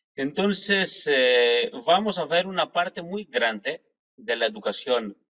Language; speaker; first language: Spanish; non-native, fluent; Greek